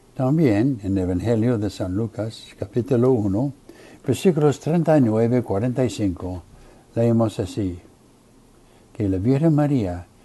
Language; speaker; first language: Spanish; non-native, fluent; English